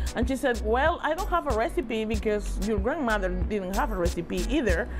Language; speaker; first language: English; non-native, fluent; Spanish